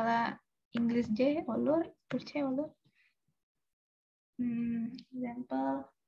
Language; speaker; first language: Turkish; non-native, learner; Indonesian